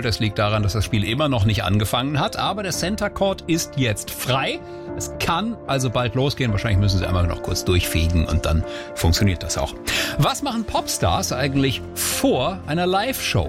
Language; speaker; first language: German; native; German